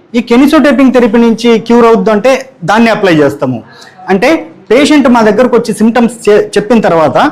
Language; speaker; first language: Telugu; native; Telugu